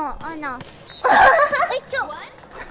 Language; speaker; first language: Japanese; non-native, learner; Indonesian